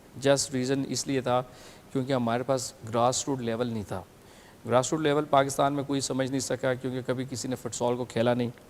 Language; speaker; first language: Urdu; early bilingual, heritage; Urdu